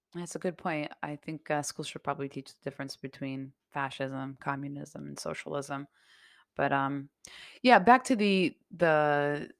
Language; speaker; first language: English; early bilingual, other home language; Portuguese